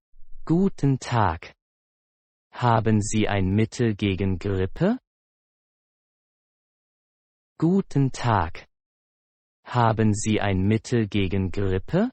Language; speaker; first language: German; non-native, fluent; Persian